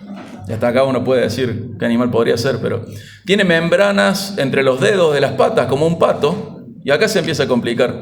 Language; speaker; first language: Spanish; native; Spanish